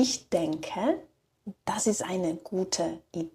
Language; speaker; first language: German; non-native, fluent; Slovak